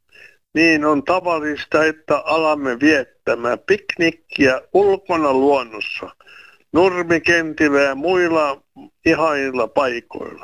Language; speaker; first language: Finnish; native; Finnish